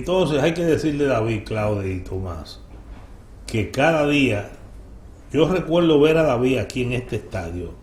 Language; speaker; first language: Spanish; native; Spanish